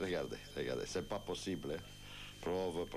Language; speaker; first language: French; non-native, fluent; Italian